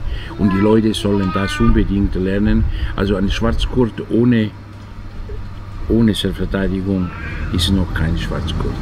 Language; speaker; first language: German; non-native, fluent; Italian